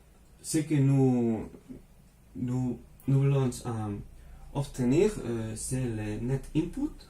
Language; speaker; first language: French; non-native, fluent; Spanish